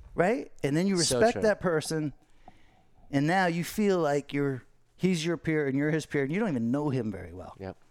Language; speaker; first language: English; native; English